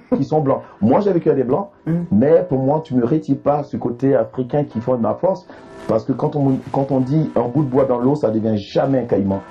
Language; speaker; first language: French; early bilingual, other home language; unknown